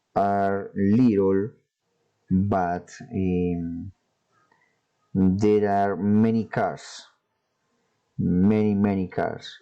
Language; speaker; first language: English; non-native, learner; Spanish